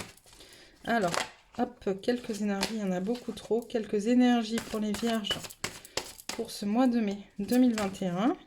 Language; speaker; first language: French; native; French